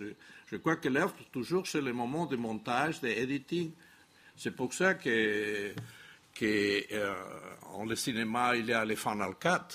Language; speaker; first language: French; non-native, fluent; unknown